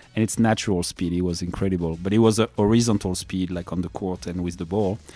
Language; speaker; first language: English; non-native, fluent; French